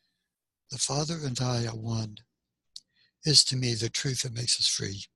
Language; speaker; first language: English; native; English